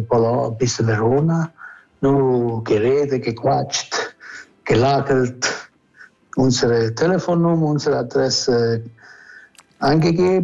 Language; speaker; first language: German; non-native, learner; Italian